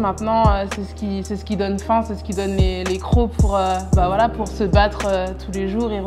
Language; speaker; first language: French; native; French